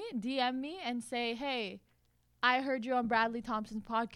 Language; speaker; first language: English; native; English